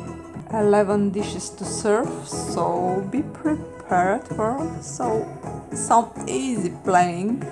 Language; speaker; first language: English; non-native, fluent; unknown